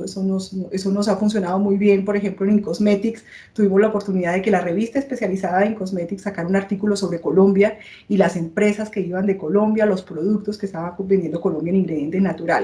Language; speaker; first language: Spanish; native; Spanish